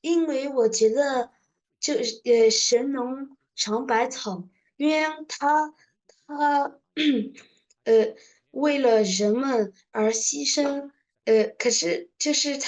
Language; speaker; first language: Chinese; early bilingual, heritage; Chinese